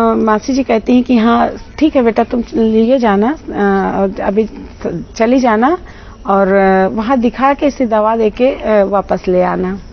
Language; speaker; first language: Hindi; native; Hindi